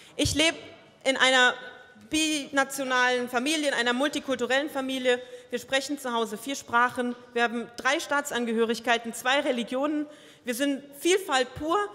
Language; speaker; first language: German; early bilingual, other home language; Croatian